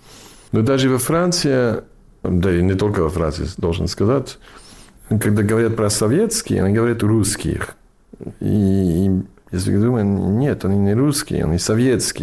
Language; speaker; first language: Russian; non-native, fluent; English